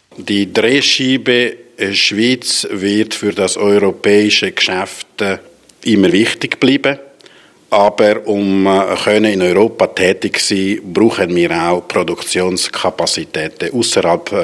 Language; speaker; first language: German; non-native, local second language; Italian